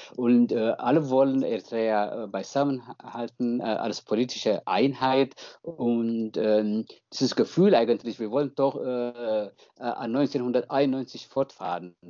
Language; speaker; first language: German; non-native, fluent; Tigrinya